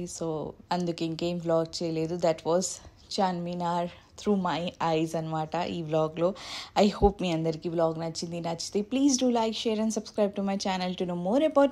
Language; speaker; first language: Telugu; non-native, local second language; Urdu